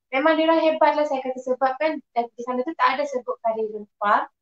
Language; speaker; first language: Malay; non-native, local second language; Tamil